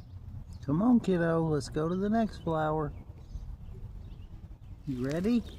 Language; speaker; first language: English; native; English